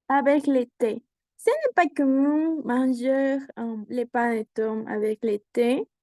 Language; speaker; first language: French; non-native, learner; Spanish